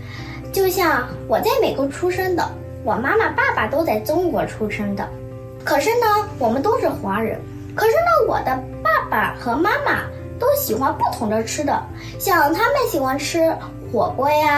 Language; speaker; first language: Chinese; early bilingual, heritage; Chinese